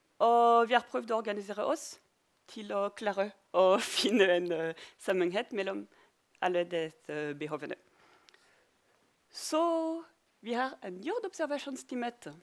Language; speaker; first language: Norwegian; non-native, fluent; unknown